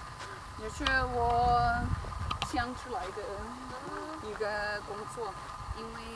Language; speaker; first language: Chinese; non-native, fluent; Spanish